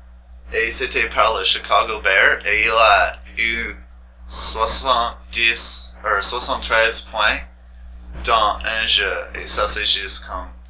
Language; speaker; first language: French; non-native, learner; English